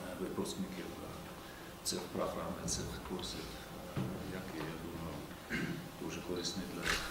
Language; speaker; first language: Ukrainian; non-native, fluent; Norwegian